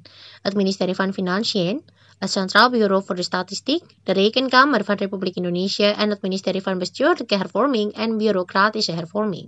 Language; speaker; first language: Dutch; non-native, fluent; Indonesian